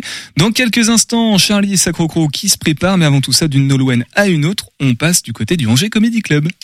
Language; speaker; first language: French; native; French